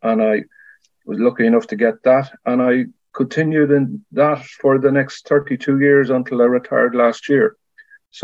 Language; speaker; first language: English; native; English